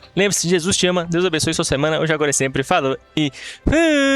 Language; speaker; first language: Portuguese; native; Portuguese